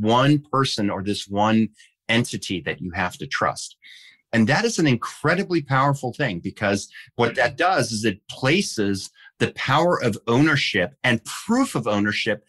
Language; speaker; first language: English; non-native, fluent; Danish